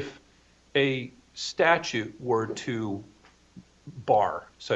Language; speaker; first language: English; native; English